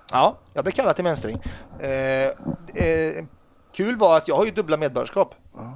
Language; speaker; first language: Swedish; early bilingual, other home language; Arabic